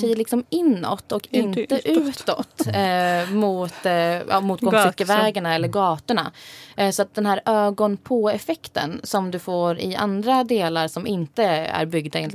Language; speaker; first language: Swedish; native; Swedish